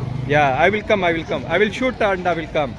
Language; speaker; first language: English; non-native, local second language; Kannada